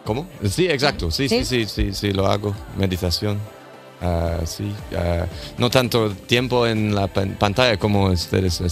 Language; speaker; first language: Spanish; non-native, learner; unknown